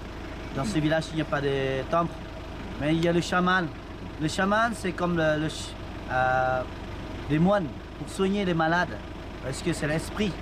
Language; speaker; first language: French; non-native, learner; Lao